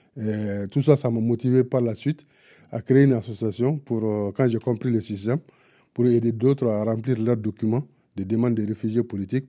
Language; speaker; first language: French; non-native, local second language; Bambara